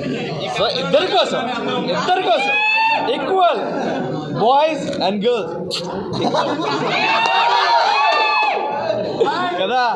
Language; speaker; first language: Telugu; non-native, local second language; Hindi